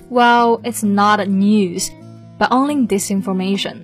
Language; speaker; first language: English; non-native, fluent; Chinese